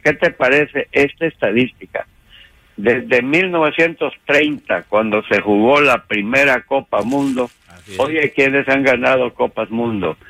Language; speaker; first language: Spanish; native; Spanish